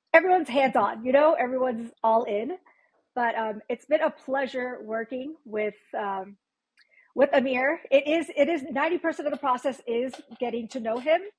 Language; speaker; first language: English; native; English